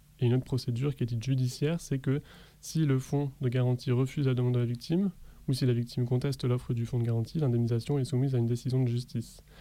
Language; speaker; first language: French; native; French